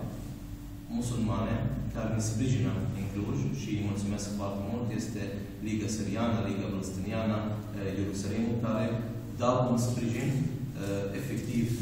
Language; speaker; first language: Romanian; non-native, fluent; Arabic